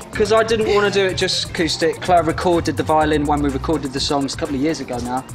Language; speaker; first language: English; native; English